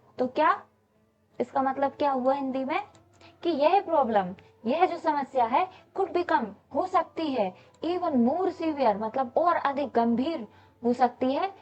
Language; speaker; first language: Hindi; native; Hindi